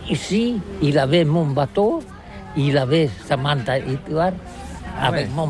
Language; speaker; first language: French; non-native, learner; Catalan